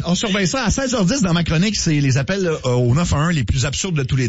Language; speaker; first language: French; native; French